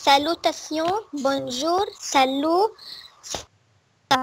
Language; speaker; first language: French; non-native, learner; Arabic